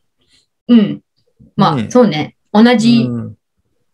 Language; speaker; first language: Japanese; non-native, learner; English